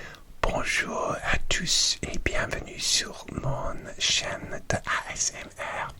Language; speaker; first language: French; non-native, learner; English